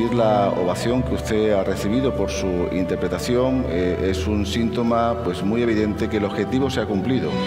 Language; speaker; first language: Spanish; native; Spanish